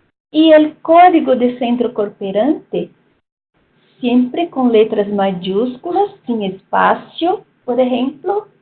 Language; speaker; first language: Spanish; non-native, fluent; Portuguese